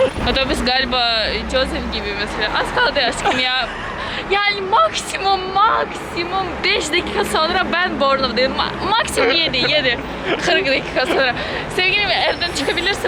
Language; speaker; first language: Turkish; non-native, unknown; Russian